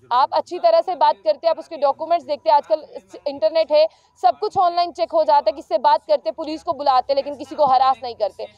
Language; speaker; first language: Hindi; native; Hindi